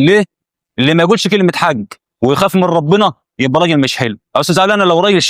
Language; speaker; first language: Arabic; native; Arabic